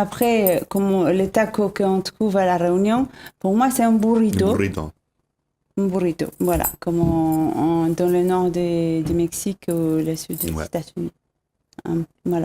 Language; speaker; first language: French; non-native, fluent; Spanish